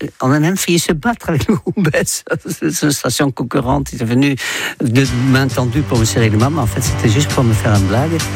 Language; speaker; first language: French; non-native, fluent; Dutch